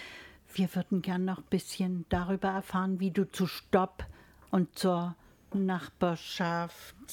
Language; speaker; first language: German; native; German